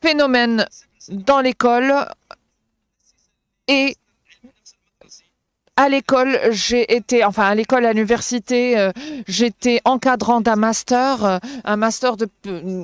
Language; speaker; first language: French; non-native, local second language; Arabic